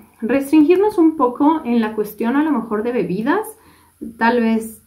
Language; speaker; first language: Spanish; native; Spanish